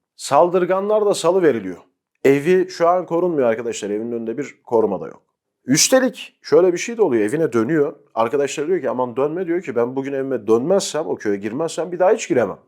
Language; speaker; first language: Turkish; native; Turkish